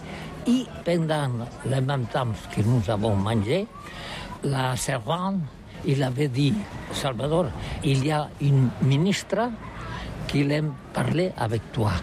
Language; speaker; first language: French; non-native, learner; Catalan